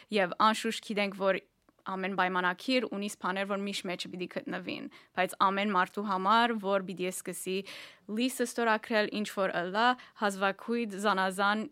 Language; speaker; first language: Armenian; early bilingual, heritage; Armenian